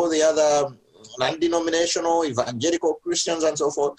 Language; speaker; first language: English; non-native, local second language; Ganda